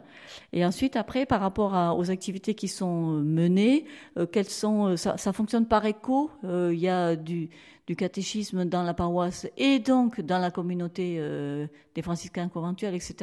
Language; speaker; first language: French; native; French